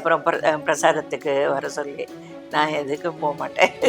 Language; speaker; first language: Tamil; non-native, local second language; Telugu